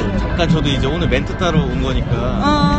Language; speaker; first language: Korean; native; Korean